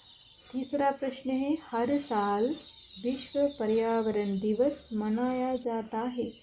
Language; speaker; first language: Hindi; non-native, fluent; Sinhala